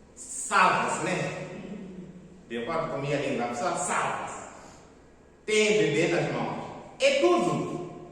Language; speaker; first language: Portuguese; non-native, local second language; Tsonga